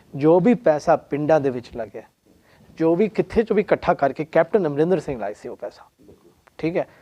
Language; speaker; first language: Hindi; non-native, local second language; Punjabi